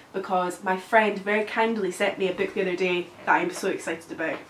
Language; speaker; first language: English; native; English